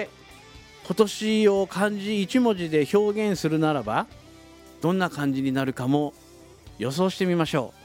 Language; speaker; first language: Japanese; native; Japanese